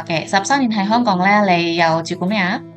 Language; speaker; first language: Cantonese; native; Cantonese